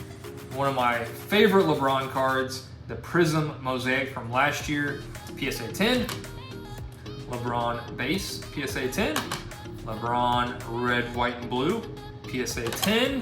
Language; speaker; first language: English; native; English